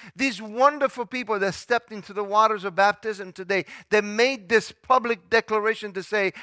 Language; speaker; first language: English; early bilingual, other home language; Italian